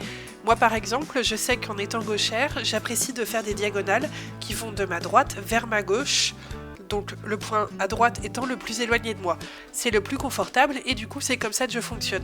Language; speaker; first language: French; native; French